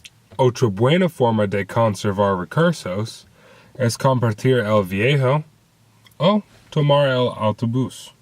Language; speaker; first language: Spanish; non-native, learner; English